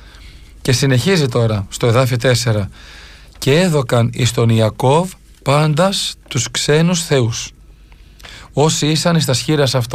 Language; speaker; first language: Greek; native; Greek